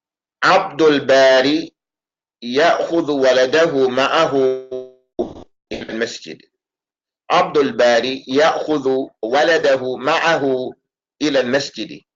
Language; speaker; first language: Arabic; non-native, fluent; English